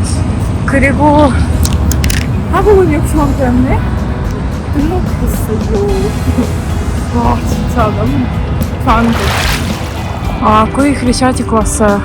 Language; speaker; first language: Korean; non-native, learner; Ukrainian